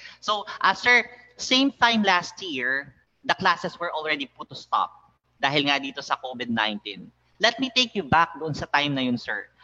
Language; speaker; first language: Filipino; native; Filipino